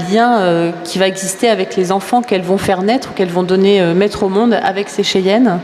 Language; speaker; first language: French; native; French